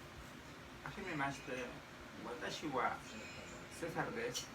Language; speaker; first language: Japanese; non-native, learner; Spanish